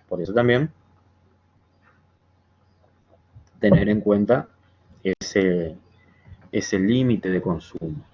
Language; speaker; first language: Spanish; native; Spanish